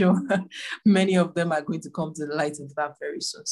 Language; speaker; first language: English; non-native, local second language; Igbo